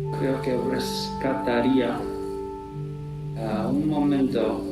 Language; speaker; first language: Spanish; non-native, fluent; English